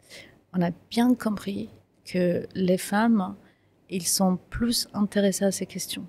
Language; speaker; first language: French; non-native, fluent; Kurdish